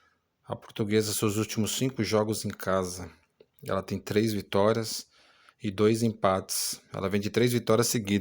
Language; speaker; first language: Portuguese; native; Portuguese